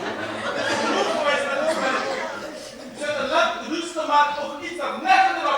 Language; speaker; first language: Dutch; non-native, local second language; Papiamento